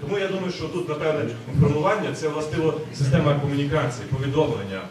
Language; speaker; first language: Ukrainian; native; Ukrainian